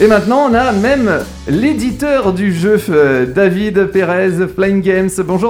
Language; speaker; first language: French; native; French